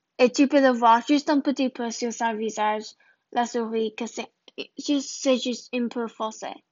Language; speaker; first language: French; non-native, learner; English